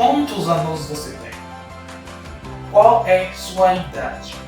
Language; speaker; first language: Portuguese; non-native, learner; Haitian Creole